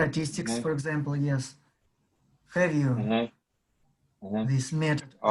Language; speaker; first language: English; non-native, learner; Russian